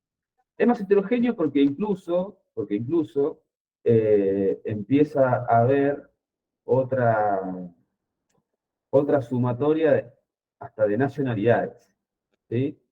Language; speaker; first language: Spanish; native; Spanish